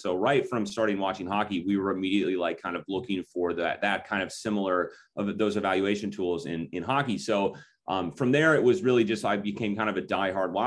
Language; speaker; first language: English; native; English